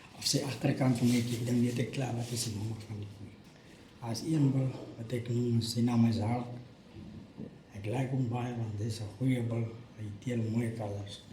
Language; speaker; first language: Afrikaans; non-native, local second language; Tswana